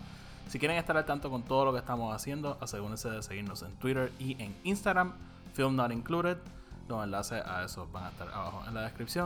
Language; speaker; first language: Spanish; native; Spanish